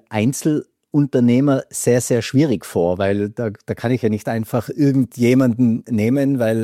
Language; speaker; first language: German; native; German